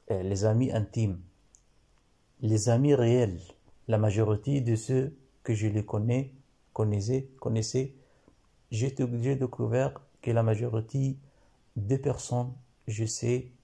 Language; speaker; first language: French; non-native, learner; Arabic